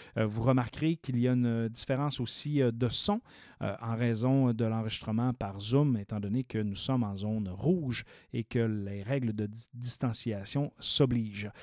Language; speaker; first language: French; native; French